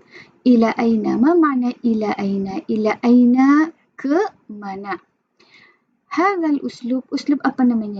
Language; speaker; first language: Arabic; non-native, fluent; Malay